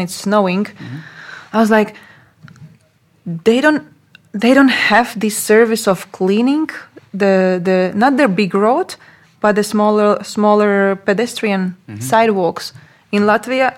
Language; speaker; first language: English; non-native, fluent; Latvian